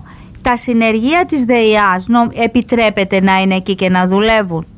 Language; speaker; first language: Greek; native; Greek